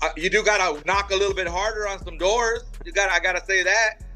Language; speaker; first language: English; native; English